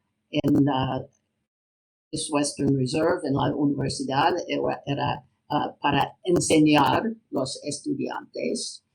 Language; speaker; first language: Spanish; non-native, learner; English